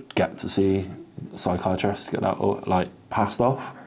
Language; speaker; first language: English; native; English